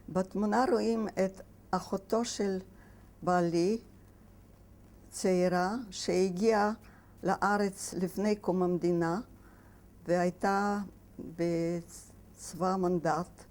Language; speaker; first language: Hebrew; non-native, fluent; Yiddish